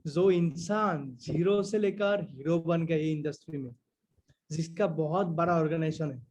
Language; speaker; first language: Hindi; non-native, local second language; Assamese